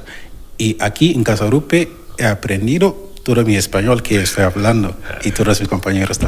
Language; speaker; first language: Spanish; non-native, learner; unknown